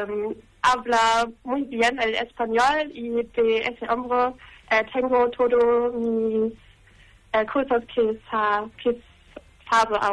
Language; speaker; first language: Spanish; non-native, learner; German